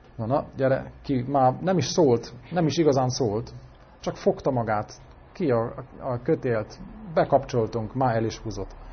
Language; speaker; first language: Hungarian; native; Hungarian